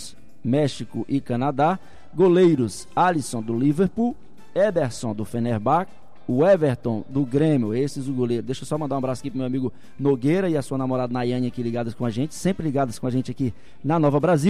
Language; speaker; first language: Portuguese; native; Portuguese